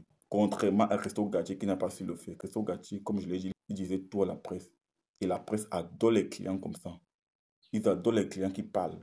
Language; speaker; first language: French; native; French